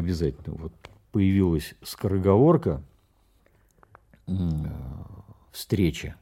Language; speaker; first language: Russian; native; Russian